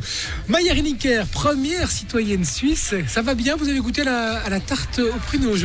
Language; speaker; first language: French; native; French